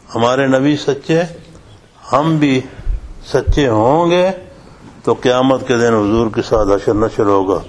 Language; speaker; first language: Urdu; non-native, local second language; Punjabi